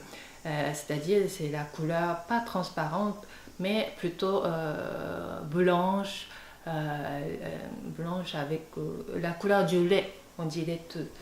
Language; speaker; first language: French; non-native, fluent; Japanese